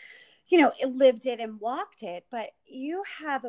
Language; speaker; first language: English; native; English